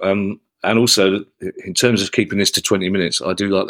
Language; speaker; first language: English; native; English